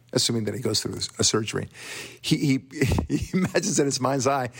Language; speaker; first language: English; non-native, fluent; Hebrew